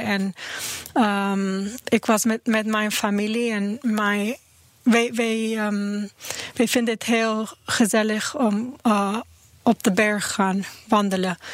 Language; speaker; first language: Dutch; non-native, learner; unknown